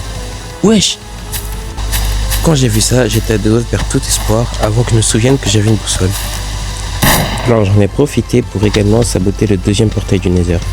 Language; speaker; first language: French; native; French